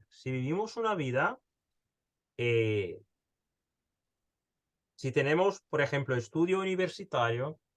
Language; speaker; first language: Spanish; early bilingual, heritage; Spanish